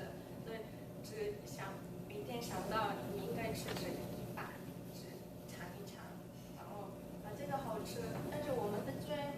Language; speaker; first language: Chinese; non-native, learner; English